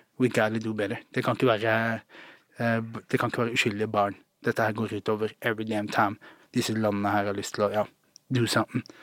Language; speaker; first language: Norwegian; early bilingual, other home language; Somali